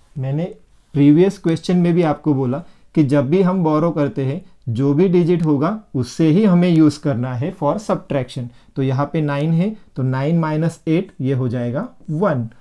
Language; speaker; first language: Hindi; non-native, local second language; Marathi